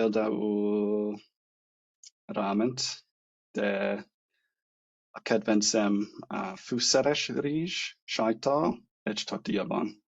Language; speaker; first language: Hungarian; non-native, learner; English